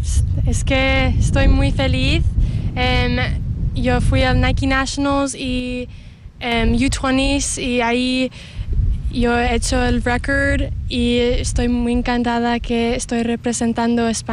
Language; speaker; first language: Spanish; early bilingual, heritage; English